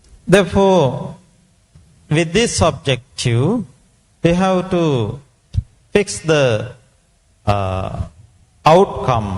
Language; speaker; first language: English; non-native, local second language; Sinhala